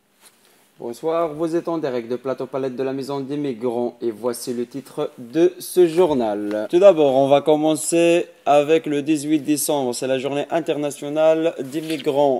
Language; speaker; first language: French; non-native, fluent; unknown